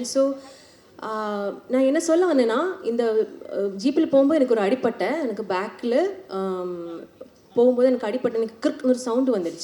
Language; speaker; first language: Tamil; non-native, learner; Malayalam